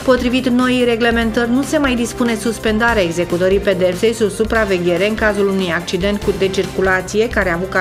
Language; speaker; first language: Romanian; native; Romanian